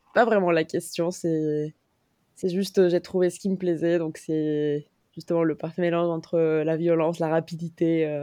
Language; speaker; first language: French; non-native, fluent; Spanish